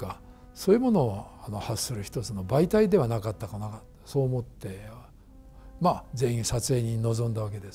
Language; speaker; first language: Japanese; native; Japanese